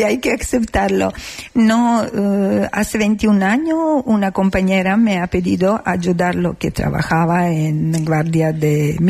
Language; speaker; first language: Spanish; non-native, learner; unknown